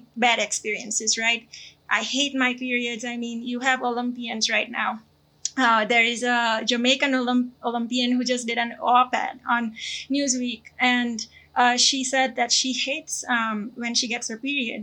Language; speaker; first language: English; non-native, local second language; Gujarati